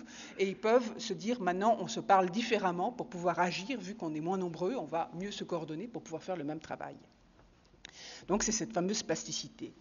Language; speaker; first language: French; native; French